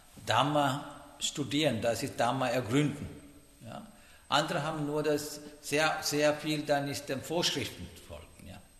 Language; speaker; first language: German; non-native, fluent; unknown